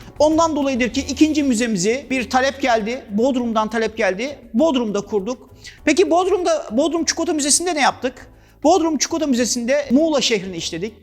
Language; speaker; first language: Turkish; native; Turkish